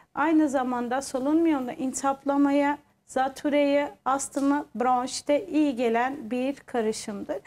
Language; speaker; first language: Turkish; non-native, fluent; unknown